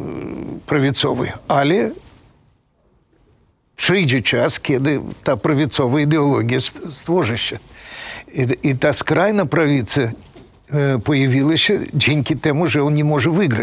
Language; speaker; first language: Polish; non-native, fluent; Russian